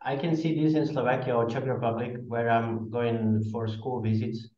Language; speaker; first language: English; non-native, fluent; Slovak